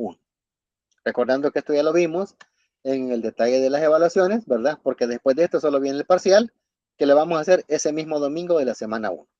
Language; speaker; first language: Spanish; native; Spanish